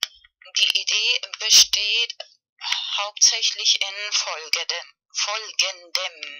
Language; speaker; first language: German; non-native, fluent; Spanish